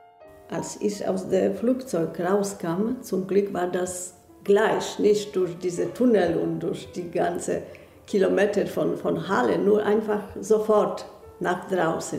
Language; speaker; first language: German; non-native, fluent; Polish